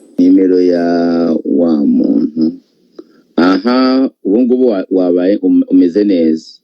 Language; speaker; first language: Kinyarwanda; native; Kinyarwanda